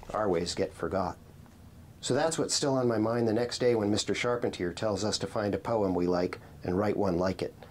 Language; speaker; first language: English; native; English